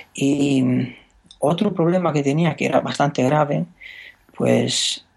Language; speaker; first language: Spanish; non-native, fluent; Romanian